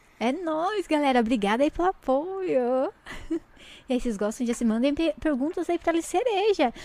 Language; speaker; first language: Portuguese; native; Portuguese